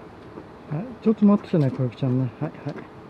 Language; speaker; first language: Japanese; native; Japanese